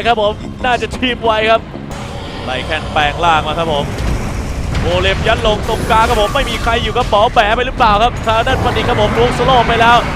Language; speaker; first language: Thai; native; Thai